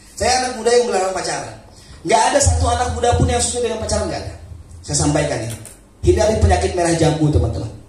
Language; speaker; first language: Indonesian; non-native, local second language; Sundanese